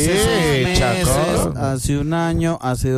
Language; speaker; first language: Spanish; native; Spanish